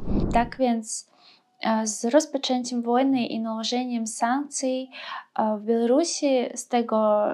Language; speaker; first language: Polish; non-native, fluent; Russian